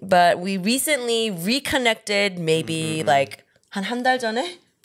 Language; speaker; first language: English; early bilingual, other home language; Korean